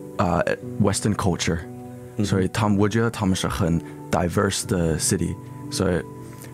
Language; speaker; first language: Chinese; early bilingual, heritage; English